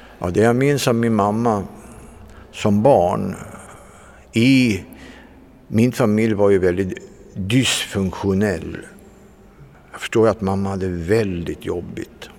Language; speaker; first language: Swedish; native; Swedish